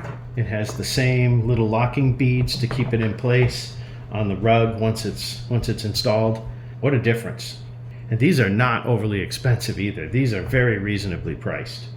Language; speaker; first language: English; native; English